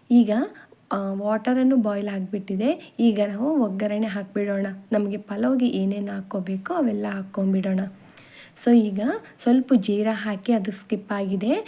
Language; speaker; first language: Kannada; non-native, local second language; Telugu